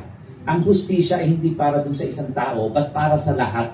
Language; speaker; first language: Filipino; native; Filipino